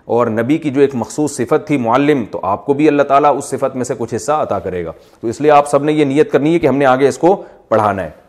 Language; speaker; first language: Urdu; native; Urdu